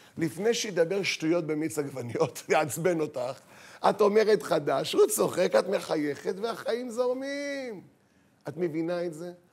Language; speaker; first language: Hebrew; native; Hebrew